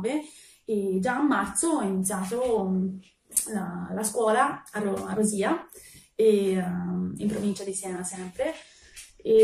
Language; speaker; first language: Italian; early bilingual, other home language; Albanian